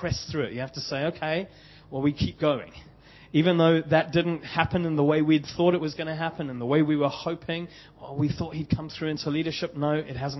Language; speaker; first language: English; native; English